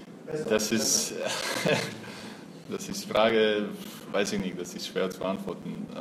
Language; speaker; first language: German; non-native, fluent; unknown